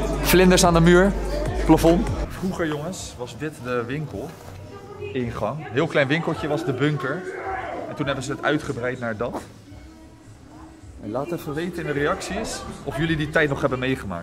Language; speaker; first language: Dutch; native; Dutch